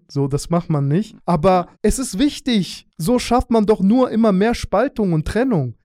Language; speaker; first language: German; early bilingual, other home language; Russian